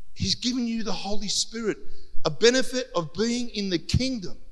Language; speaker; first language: English; early bilingual, other home language; Greek